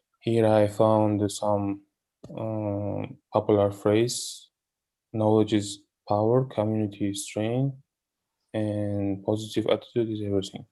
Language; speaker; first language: English; non-native, learner; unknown